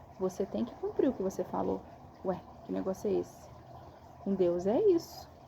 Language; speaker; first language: Portuguese; native; Portuguese